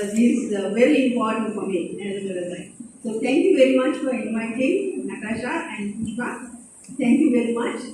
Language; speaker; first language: English; non-native, local second language; Sinhala